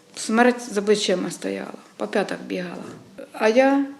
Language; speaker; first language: Ukrainian; native; Ukrainian